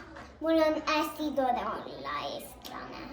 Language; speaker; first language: Estonian; early bilingual, heritage; English